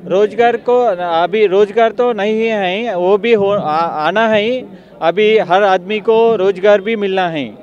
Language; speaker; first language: Hindi; non-native, local second language; Telugu